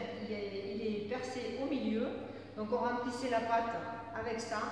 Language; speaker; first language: French; native; French